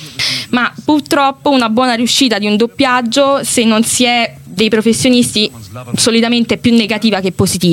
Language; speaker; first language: Italian; native; Italian